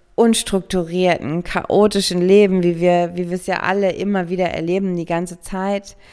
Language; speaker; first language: German; native; German